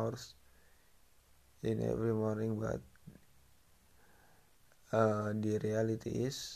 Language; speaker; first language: English; non-native, learner; Indonesian